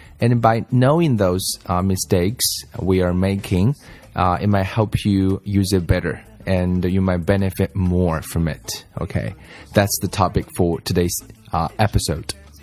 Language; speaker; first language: English; non-native, fluent; Chinese